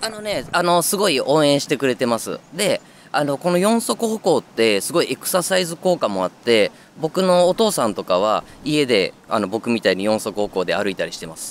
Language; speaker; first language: Japanese; native; Japanese